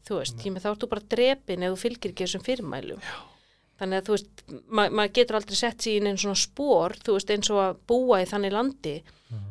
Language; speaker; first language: Icelandic; native; Icelandic